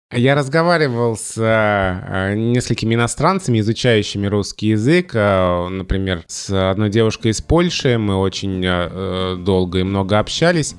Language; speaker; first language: Russian; native; Russian